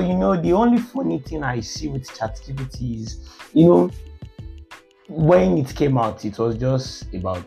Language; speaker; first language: English; non-native, local second language; Yoruba